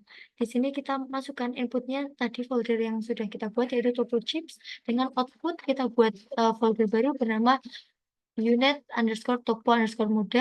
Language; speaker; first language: Indonesian; native; Indonesian